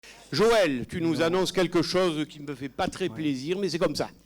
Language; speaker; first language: French; native; French